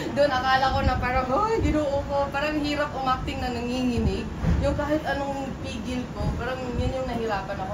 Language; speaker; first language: Filipino; non-native, local second language; Cebuano